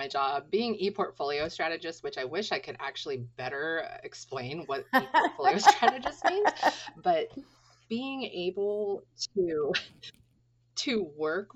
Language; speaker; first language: English; native; English